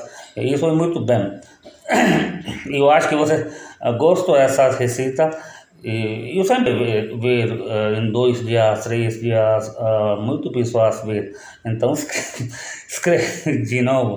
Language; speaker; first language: Portuguese; non-native, learner; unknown